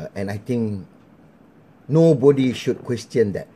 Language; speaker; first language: English; non-native, local second language; Malay